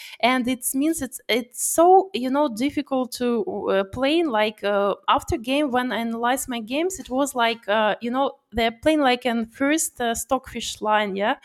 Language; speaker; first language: English; non-native, learner; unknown